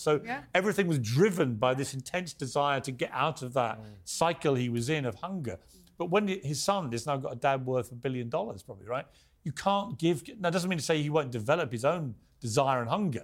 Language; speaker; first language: English; native; English